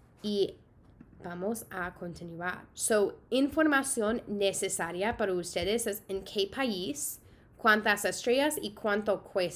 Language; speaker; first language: Spanish; non-native, fluent; English